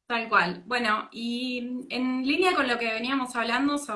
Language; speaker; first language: Spanish; native; Spanish